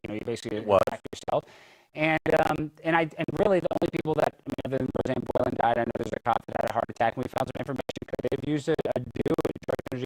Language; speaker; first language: English; native; English